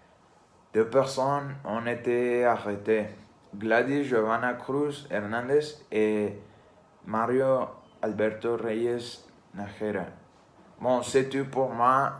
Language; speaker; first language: French; non-native, learner; Spanish